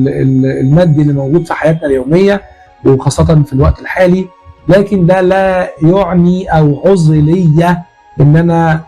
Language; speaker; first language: Arabic; native; Arabic